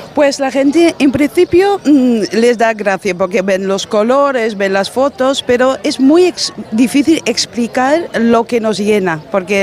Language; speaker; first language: Spanish; non-native, fluent; Dutch